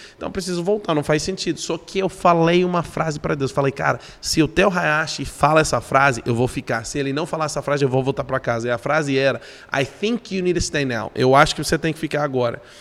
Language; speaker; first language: Portuguese; non-native, fluent; English